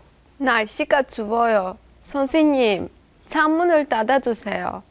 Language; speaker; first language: Korean; non-native, learner; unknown